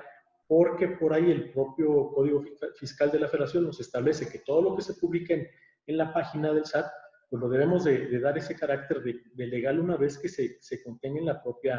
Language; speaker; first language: Spanish; native; Spanish